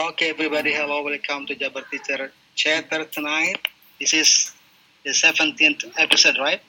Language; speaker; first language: English; non-native, local second language; Indonesian